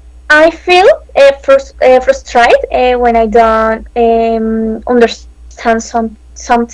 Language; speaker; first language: English; non-native, learner; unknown